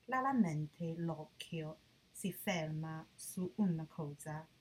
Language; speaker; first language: Italian; non-native, learner; Chinese